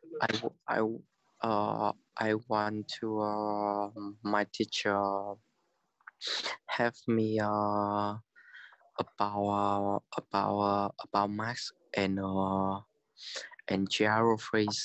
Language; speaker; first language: English; non-native, learner; Vietnamese